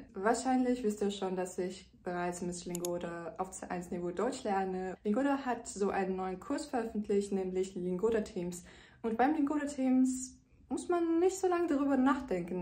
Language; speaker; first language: German; non-native, fluent; Turkish